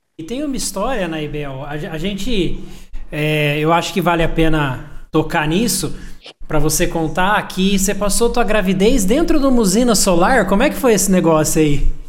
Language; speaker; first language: Portuguese; native; Portuguese